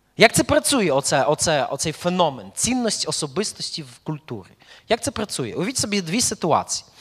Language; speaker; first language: Ukrainian; early bilingual, heritage; Ukrainian